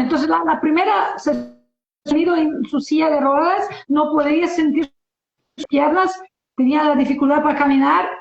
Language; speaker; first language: Spanish; non-native, learner; Portuguese